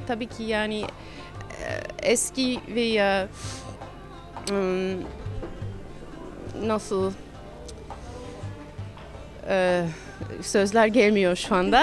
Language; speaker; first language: Turkish; non-native, fluent; English